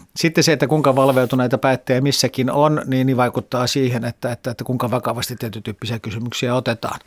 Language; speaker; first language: Finnish; native; Finnish